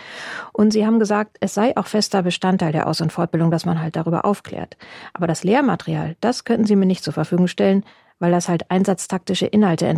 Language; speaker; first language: German; native; German